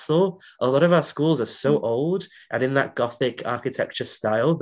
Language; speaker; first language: English; non-native, local second language; Welsh